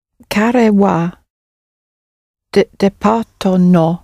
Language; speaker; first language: Japanese; non-native, learner; English